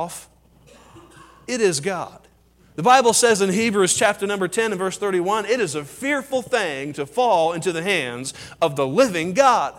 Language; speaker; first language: English; native; English